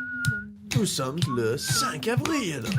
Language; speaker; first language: French; non-native, learner; English